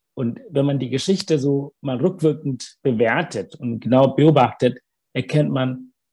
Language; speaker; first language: German; early bilingual, other home language; Tamil